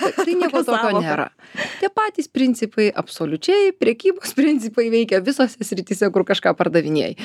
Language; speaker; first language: Lithuanian; native; Lithuanian